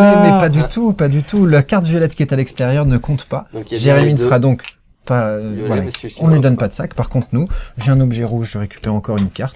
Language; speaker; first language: French; native; French